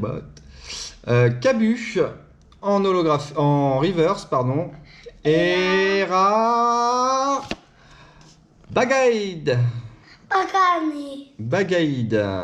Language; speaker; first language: French; native; French